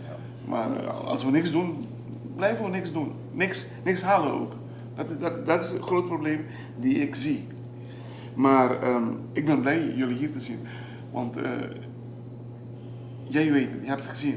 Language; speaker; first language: Dutch; non-native, local second language; Papiamento